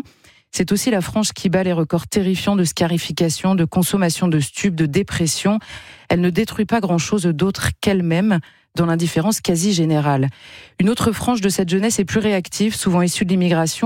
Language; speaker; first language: French; native; French